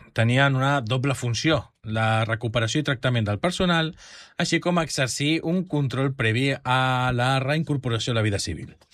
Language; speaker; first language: Catalan; native; Catalan